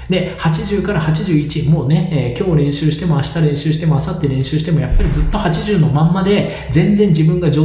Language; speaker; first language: Japanese; native; Japanese